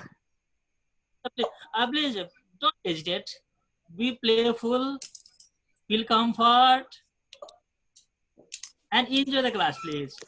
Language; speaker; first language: English; non-native, fluent; Nepali